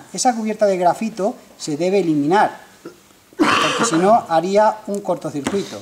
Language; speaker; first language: Spanish; native; Spanish